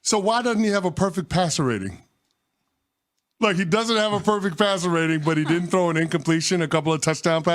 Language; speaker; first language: English; native; English